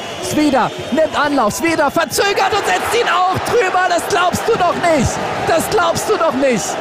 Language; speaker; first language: German; native; German